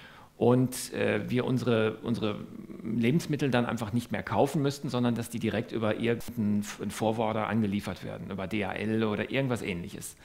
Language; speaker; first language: German; native; German